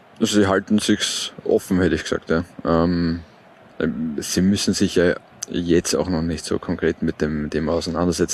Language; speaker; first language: German; native; German